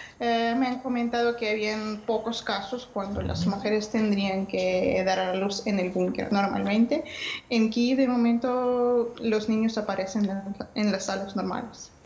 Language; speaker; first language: Spanish; non-native, fluent; Ukrainian